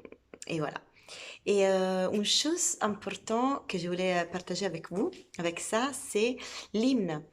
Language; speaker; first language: French; non-native, fluent; Italian